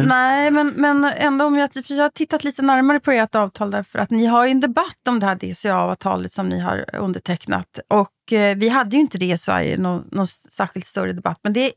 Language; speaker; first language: Swedish; native; Swedish